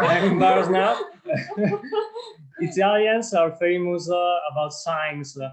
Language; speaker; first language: English; non-native, learner; Italian